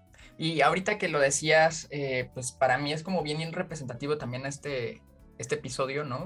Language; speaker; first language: Spanish; native; Spanish